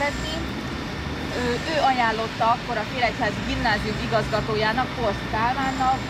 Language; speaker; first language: Hungarian; native; Hungarian